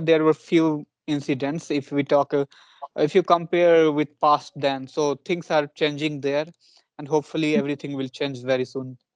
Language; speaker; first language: English; non-native, local second language; Punjabi